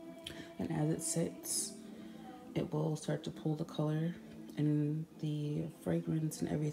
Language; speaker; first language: English; native; English